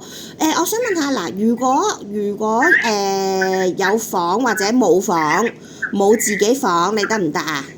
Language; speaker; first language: Cantonese; native; Cantonese